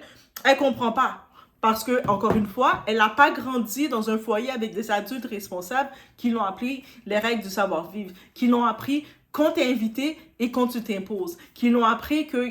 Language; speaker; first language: French; native; French